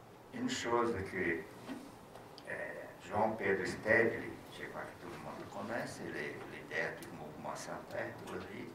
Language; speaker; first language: French; non-native, fluent; Portuguese